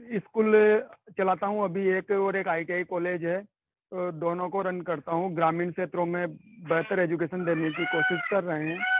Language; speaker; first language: Hindi; native; Hindi